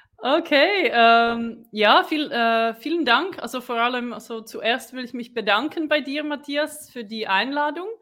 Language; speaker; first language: German; non-native, fluent; Czech